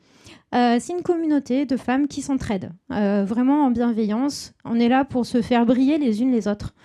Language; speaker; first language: French; native; French